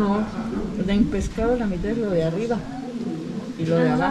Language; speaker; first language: Spanish; native; Spanish